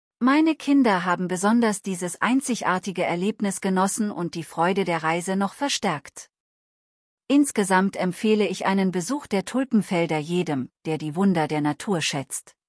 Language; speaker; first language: German; non-native, learner; Telugu